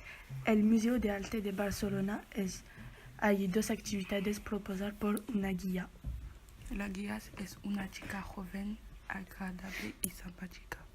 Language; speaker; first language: Spanish; non-native, learner; French